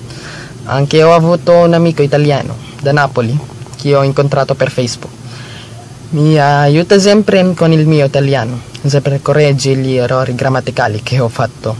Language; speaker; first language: Italian; non-native, learner; Filipino